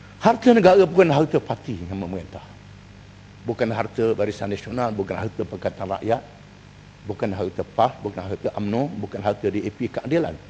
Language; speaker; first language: Malay; native; Malay